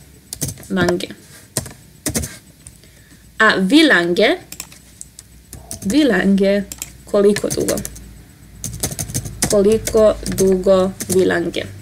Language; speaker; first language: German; non-native, fluent; Serbian